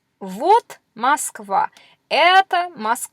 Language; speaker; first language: Russian; non-native, fluent; English